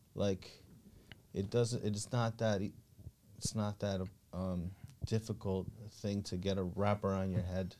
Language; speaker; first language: English; native; English